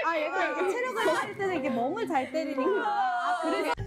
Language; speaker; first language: Korean; native; Korean